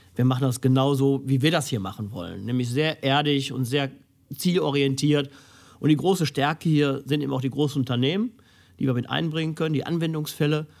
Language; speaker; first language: German; native; German